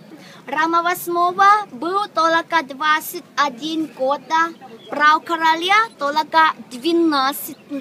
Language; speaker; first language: Russian; non-native, learner; Thai